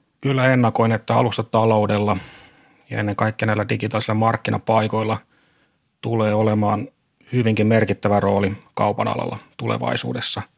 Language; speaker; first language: Finnish; native; Finnish